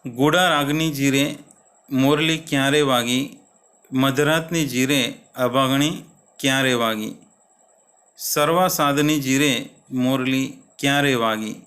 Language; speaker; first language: Hindi; non-native, local second language; Gujarati